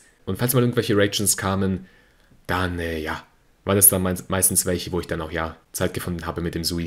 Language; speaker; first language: German; native; German